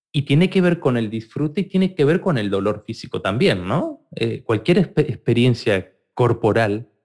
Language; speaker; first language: Spanish; native; Spanish